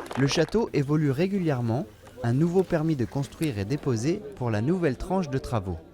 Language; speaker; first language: French; native; French